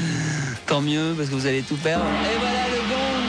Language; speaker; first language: French; native; French